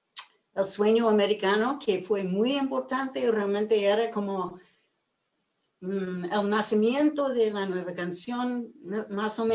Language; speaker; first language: Spanish; non-native, fluent; English